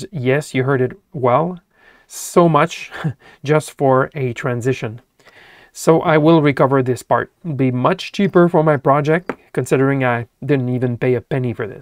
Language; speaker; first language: English; non-native, local second language; French